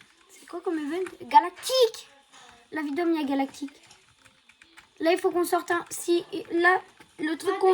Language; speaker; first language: French; native; French